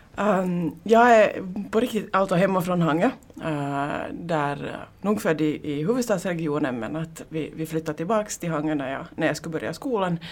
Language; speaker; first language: Swedish; native; Swedish